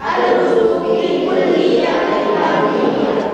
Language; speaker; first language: Arabic; non-native, learner; Indonesian